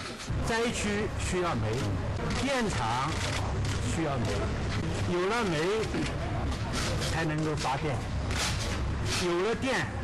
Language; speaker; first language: Chinese; native; Chinese